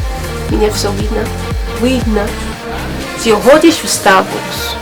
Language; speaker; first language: Russian; non-native, learner; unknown